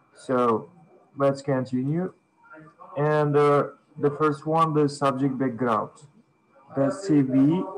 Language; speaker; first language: English; non-native, fluent; Uzbek